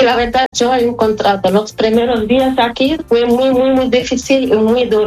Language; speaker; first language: Spanish; non-native, fluent; Arabic